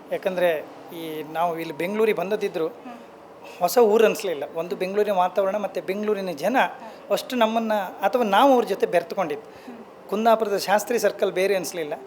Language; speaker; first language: Kannada; native; Kannada